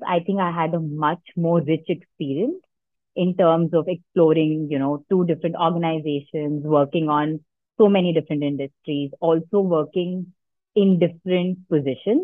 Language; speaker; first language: English; non-native, local second language; Hindi